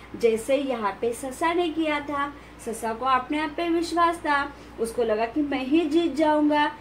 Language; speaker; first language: Hindi; non-native, local second language; Marathi